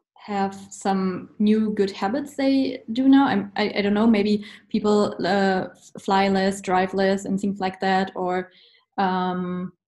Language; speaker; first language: English; non-native, fluent; German